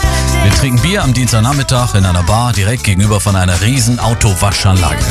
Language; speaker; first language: German; native; German